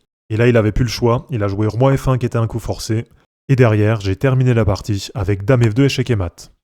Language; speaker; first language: French; native; French